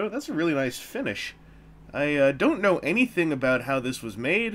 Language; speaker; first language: English; native; English